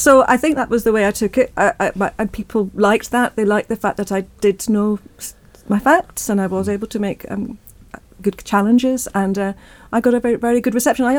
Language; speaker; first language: English; native; English